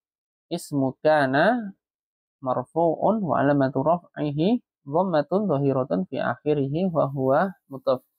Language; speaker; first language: Arabic; non-native, fluent; Indonesian